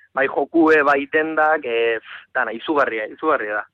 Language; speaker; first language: Basque; native; Basque